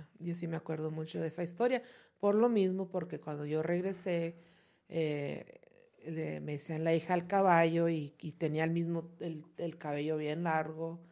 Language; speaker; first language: Spanish; early bilingual, heritage; Spanish